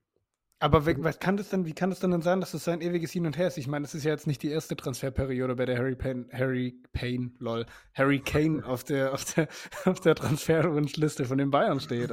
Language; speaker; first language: German; native; German